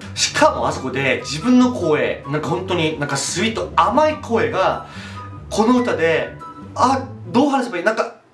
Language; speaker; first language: Japanese; non-native, fluent; Korean